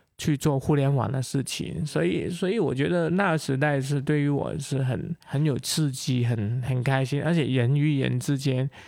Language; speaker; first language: Chinese; non-native, local second language; Cantonese